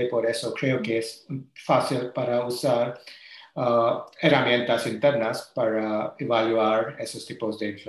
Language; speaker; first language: Spanish; non-native, learner; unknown